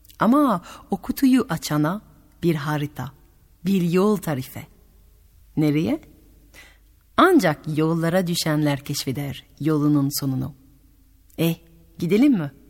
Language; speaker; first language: Turkish; non-native, fluent; French